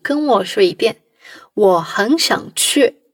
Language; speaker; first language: Chinese; non-native, fluent; Portuguese